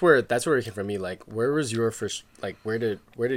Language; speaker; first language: English; native; English